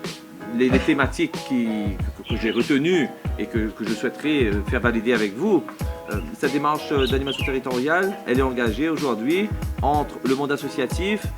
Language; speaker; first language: French; native; French